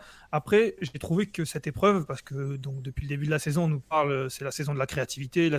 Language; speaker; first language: French; native; French